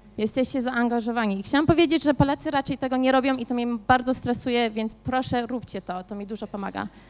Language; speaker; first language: Polish; early bilingual, heritage; Polish